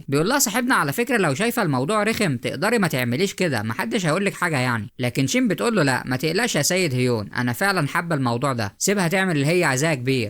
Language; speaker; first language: Arabic; native; Arabic